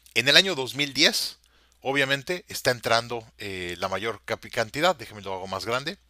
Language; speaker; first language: Spanish; native; Spanish